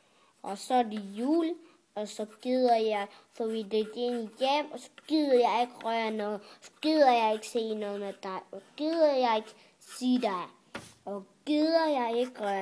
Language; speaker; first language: Danish; early bilingual, other home language; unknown